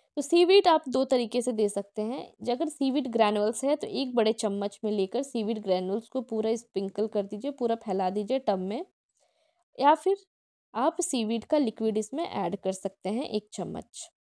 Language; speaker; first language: Hindi; non-native, local second language; Odia